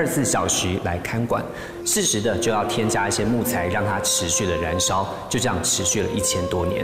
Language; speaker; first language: Chinese; native; Chinese